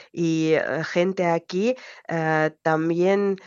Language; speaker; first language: Spanish; non-native, fluent; Ukrainian